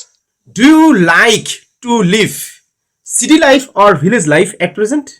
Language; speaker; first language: English; non-native, learner; Bangla